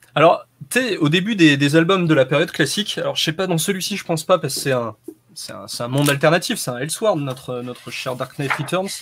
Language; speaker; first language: French; native; French